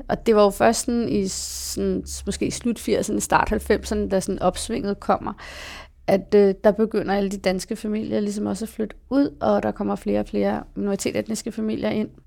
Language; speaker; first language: Danish; early bilingual, other home language; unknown